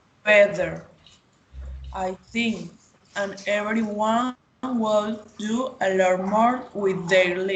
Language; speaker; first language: English; non-native, learner; Spanish